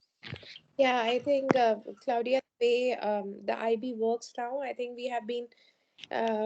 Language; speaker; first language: English; non-native, fluent; Sindhi